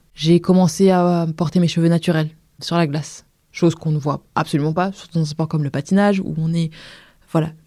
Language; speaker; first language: French; native; French